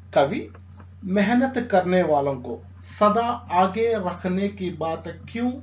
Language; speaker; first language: Hindi; non-native, local second language; Telugu